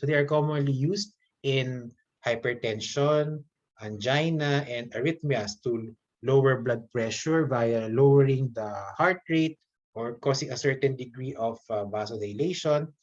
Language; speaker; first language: English; non-native, local second language; Filipino